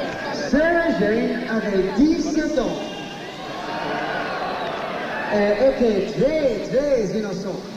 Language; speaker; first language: French; non-native, learner; English